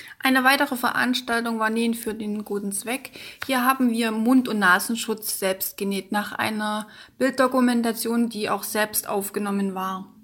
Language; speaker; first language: German; native; German